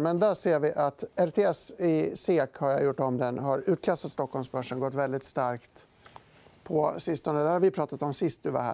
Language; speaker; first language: Swedish; native; Swedish